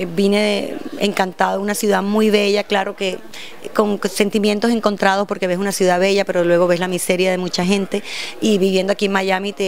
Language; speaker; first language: Spanish; native; Spanish